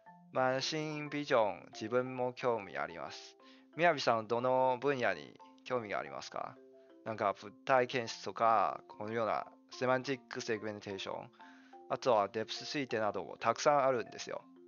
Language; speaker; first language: Japanese; non-native, fluent; Chinese